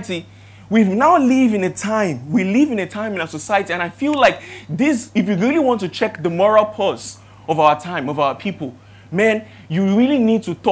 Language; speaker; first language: English; non-native, local second language; Yoruba